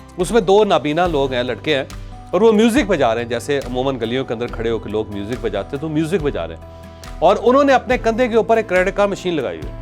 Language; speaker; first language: Urdu; non-native, local second language; Punjabi